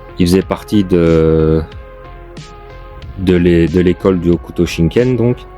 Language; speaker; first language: French; native; French